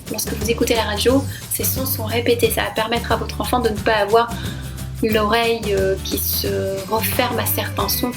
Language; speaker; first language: French; native; French